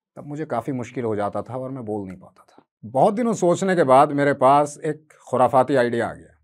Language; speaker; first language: Hindi; native; Hindi